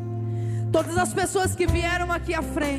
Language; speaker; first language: Portuguese; native; Portuguese